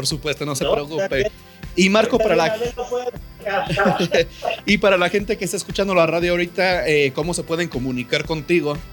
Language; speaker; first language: Spanish; native; Spanish